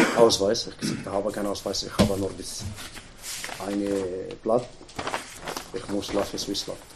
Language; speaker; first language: German; non-native, learner; Arabic